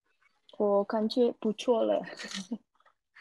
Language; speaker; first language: Chinese; non-native, fluent; Indonesian